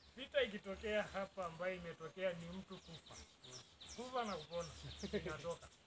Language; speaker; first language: Swahili; non-native, local second language; Masai